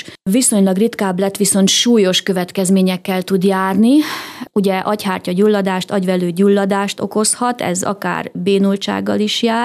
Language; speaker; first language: Hungarian; native; Hungarian